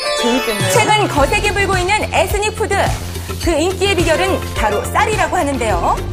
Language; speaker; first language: Korean; native; Korean